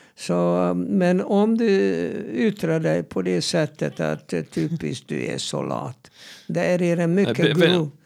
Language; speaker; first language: Swedish; non-native, fluent; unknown